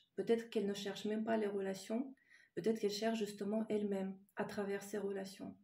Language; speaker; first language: French; non-native, fluent; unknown